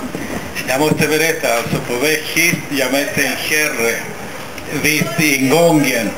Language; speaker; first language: Swedish; non-native, fluent; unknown